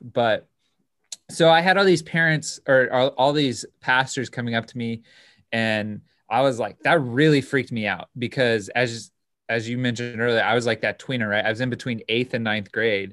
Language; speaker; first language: English; native; English